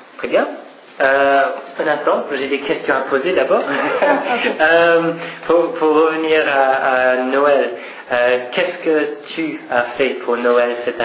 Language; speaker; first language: French; non-native, fluent; English